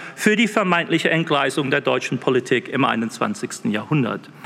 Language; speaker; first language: German; non-native, fluent; English